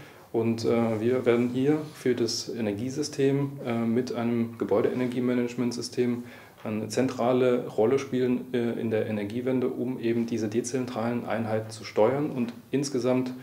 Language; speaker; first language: German; native; German